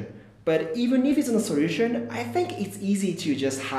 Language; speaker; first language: English; non-native, fluent; Japanese